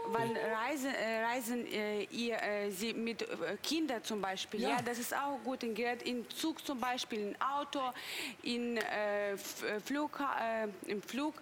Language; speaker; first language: German; non-native, learner; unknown